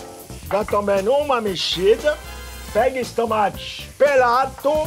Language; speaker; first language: Portuguese; non-native, fluent; French